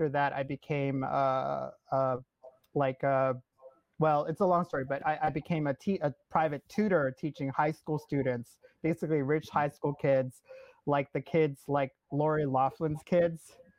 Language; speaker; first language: English; native; English